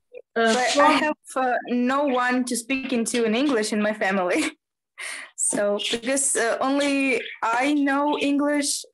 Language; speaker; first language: English; non-native, learner; Ukrainian